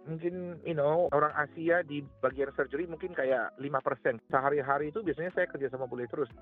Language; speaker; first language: Indonesian; native; Indonesian